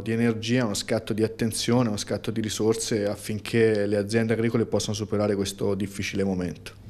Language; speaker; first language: Italian; native; Italian